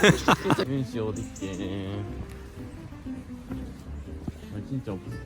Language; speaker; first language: Korean; non-native, fluent; Japanese